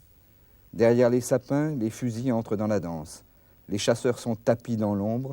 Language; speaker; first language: French; native; French